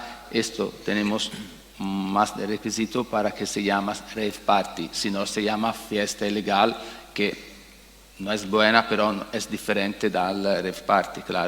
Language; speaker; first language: Spanish; non-native, learner; Italian